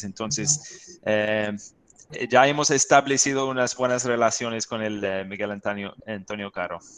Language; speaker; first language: Spanish; non-native, fluent; English